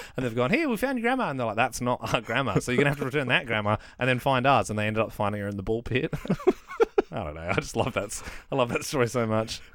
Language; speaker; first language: English; native; English